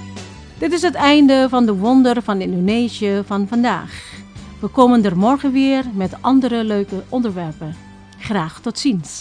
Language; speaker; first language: Dutch; non-native, fluent; Indonesian